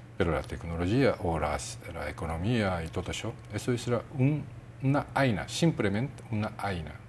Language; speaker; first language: Catalan; non-native, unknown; Japanese